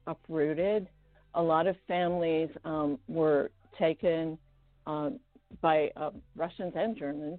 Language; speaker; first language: English; non-native, fluent; Estonian